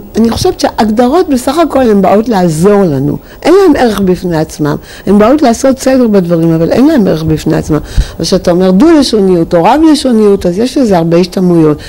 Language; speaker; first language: Hebrew; native; Hebrew